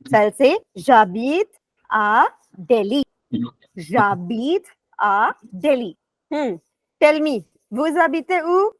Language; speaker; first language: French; non-native, fluent; Hindi